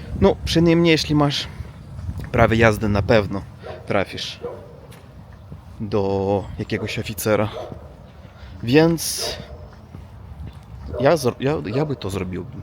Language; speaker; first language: Polish; non-native, learner; Russian